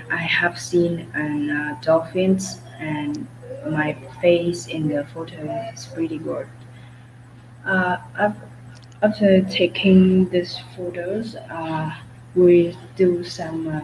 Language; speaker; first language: English; non-native, learner; Vietnamese